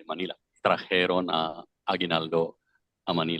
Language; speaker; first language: Spanish; non-native, fluent; Filipino